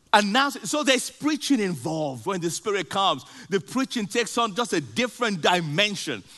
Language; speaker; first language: English; non-native, local second language; Yoruba